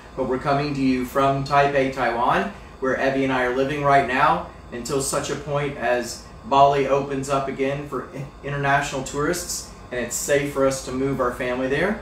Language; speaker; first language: English; native; English